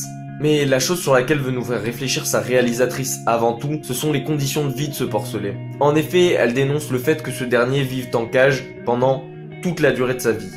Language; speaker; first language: French; native; French